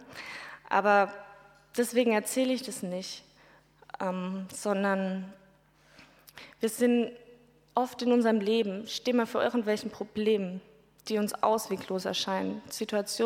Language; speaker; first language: German; native; German